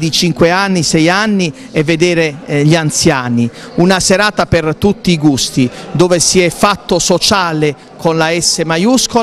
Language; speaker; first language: Italian; native; Italian